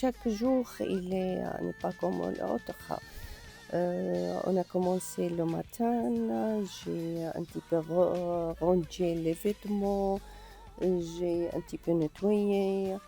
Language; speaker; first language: French; non-native, learner; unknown